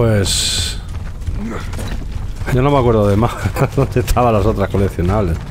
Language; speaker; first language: Spanish; native; Spanish